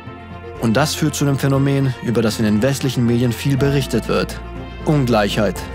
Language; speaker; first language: German; native; German